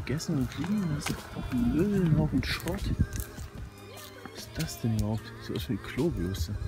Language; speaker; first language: German; native; German